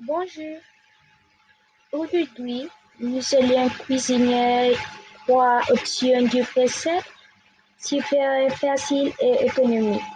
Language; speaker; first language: French; non-native, learner; Spanish